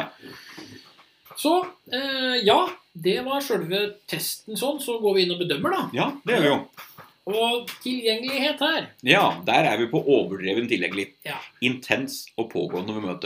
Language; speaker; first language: Norwegian; native; Norwegian